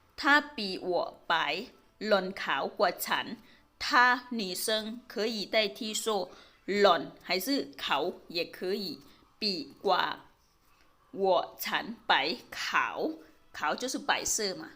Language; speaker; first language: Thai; native; Thai